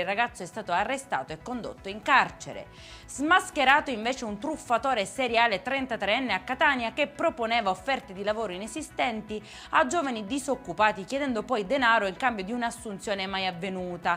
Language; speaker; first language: Italian; native; Italian